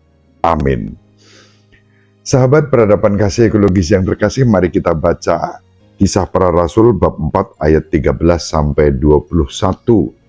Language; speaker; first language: Indonesian; native; Indonesian